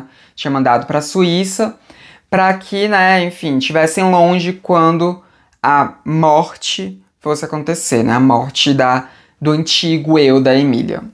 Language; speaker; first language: Portuguese; native; Portuguese